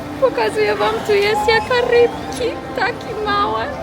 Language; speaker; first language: Polish; non-native, learner; Persian